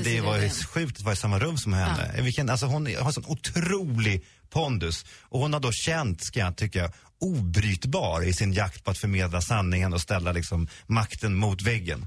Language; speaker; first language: Swedish; native; Swedish